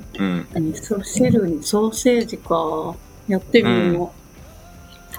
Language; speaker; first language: Japanese; native; Japanese